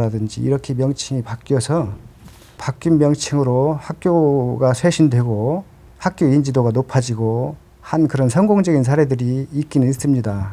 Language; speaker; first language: Korean; native; Korean